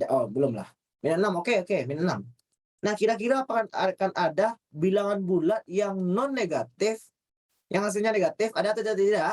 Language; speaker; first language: Indonesian; native; Indonesian